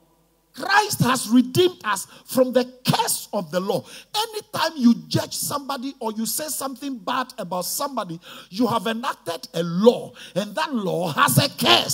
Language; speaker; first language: English; non-native, local second language; Ga